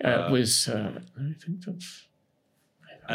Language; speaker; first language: English; native; English